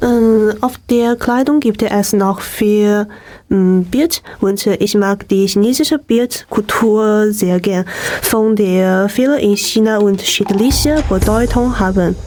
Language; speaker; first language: German; non-native, learner; Chinese